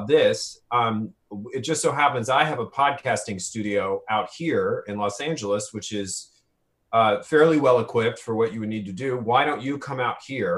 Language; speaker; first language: English; native; English